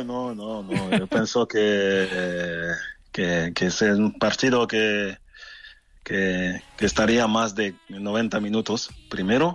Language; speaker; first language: Spanish; non-native, fluent; French